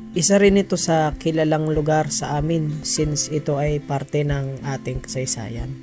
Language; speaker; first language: Filipino; native; Filipino